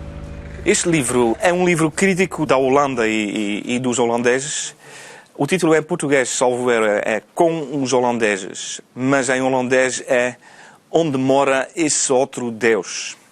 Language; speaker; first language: Portuguese; non-native, fluent; Dutch